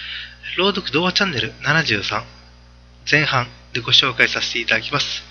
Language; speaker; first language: Japanese; native; Japanese